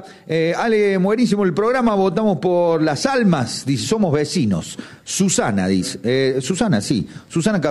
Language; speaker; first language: Spanish; native; Spanish